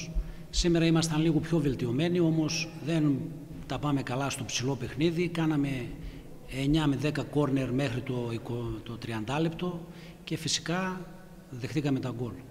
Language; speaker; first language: Greek; native; Greek